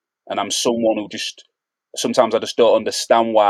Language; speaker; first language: English; native; English